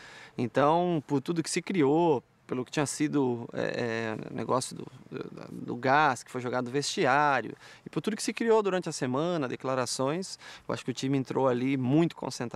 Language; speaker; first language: Portuguese; native; Portuguese